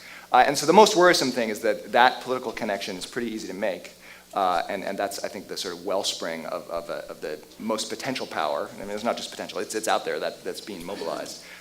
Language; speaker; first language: English; native; English